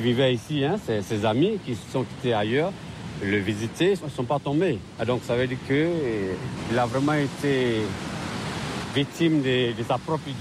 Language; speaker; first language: French; non-native, fluent; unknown